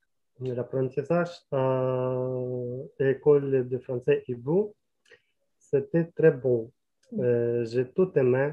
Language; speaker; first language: French; non-native, learner; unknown